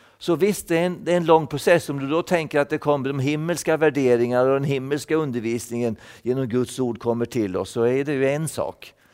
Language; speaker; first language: Swedish; native; Swedish